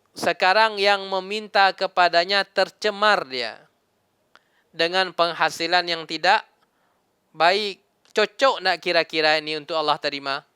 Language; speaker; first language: Malay; non-native, local second language; Minangkabau